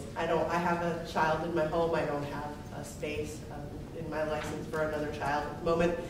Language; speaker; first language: English; native; English